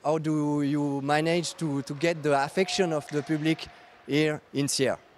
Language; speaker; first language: English; non-native, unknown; French